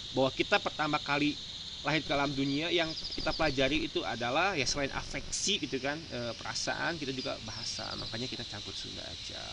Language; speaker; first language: Indonesian; non-native, local second language; Sundanese